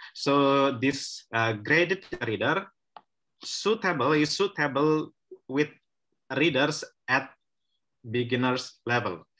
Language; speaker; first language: English; non-native, fluent; Indonesian